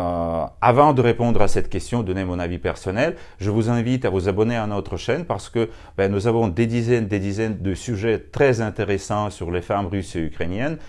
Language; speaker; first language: French; non-native, fluent; Russian